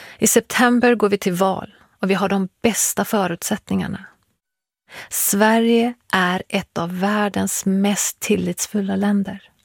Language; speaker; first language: Swedish; early bilingual, other home language; Persian